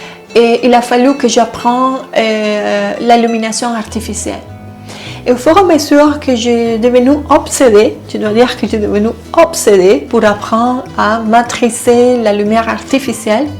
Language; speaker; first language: French; non-native, fluent; Spanish